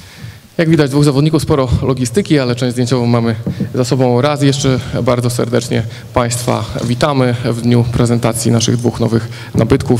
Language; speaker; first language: Polish; native; Polish